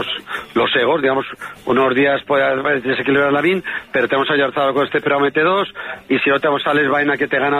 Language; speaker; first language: Spanish; native; Spanish